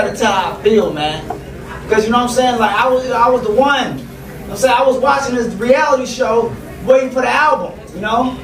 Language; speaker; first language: English; native; English